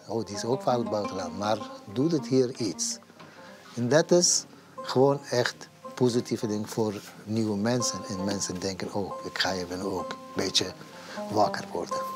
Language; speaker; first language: Dutch; non-native, learner; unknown